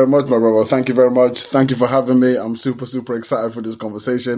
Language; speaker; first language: English; non-native, local second language; Yoruba